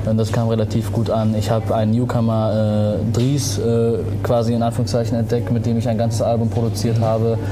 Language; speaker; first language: German; early bilingual, other home language; Arabic